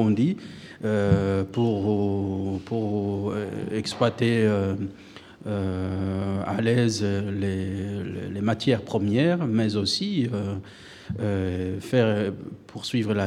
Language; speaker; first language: French; non-native, local second language; Rundi